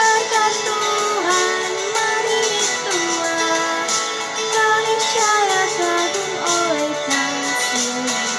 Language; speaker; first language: Indonesian; native; Indonesian